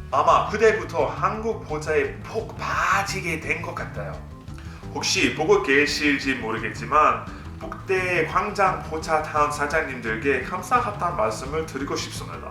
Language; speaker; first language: Korean; non-native, fluent; English